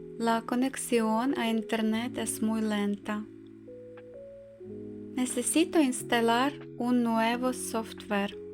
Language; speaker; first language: Spanish; non-native, fluent; Ukrainian